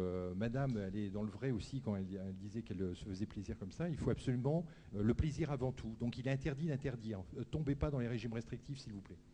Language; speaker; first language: French; native; French